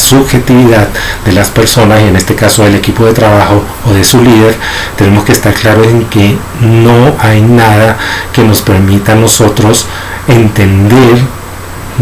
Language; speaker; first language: Spanish; native; Spanish